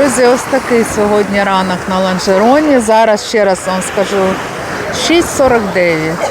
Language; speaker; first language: Ukrainian; native; Ukrainian